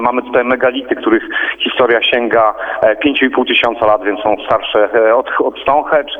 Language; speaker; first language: Polish; native; Polish